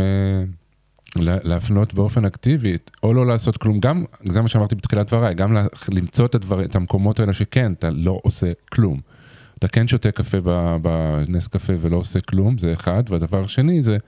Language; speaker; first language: Hebrew; native; Hebrew